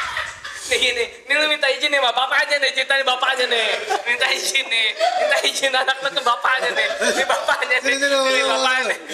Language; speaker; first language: Indonesian; native; Indonesian